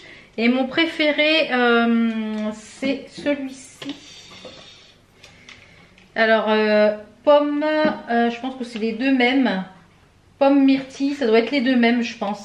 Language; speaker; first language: French; native; French